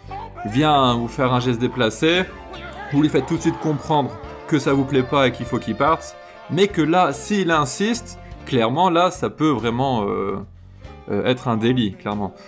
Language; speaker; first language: French; native; French